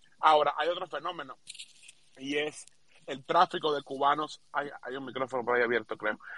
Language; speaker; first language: Spanish; native; Spanish